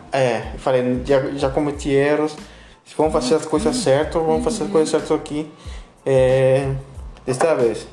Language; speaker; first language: Portuguese; non-native, fluent; Spanish